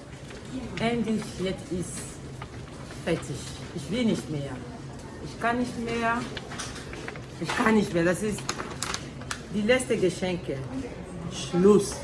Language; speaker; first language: German; non-native, fluent; Lingala